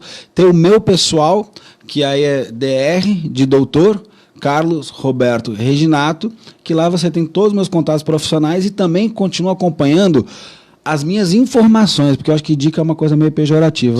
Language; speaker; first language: Portuguese; native; Portuguese